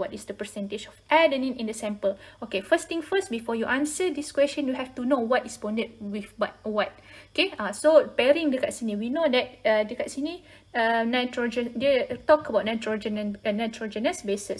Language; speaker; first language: English; non-native, local second language; Malay